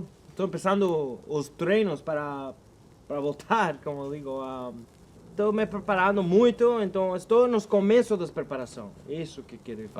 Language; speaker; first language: Portuguese; non-native, learner; Spanish